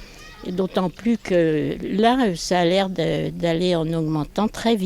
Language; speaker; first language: French; native; French